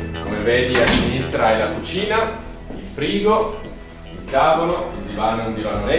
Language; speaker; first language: Italian; native; Italian